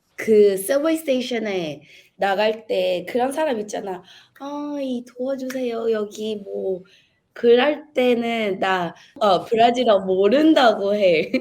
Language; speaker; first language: Korean; early bilingual, heritage; Portuguese